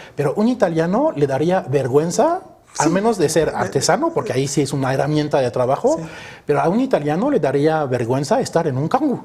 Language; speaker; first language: Spanish; early bilingual, other home language; French